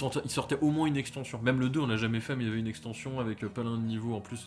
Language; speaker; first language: French; native; French